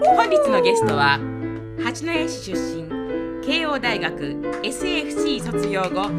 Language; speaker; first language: Japanese; native; Japanese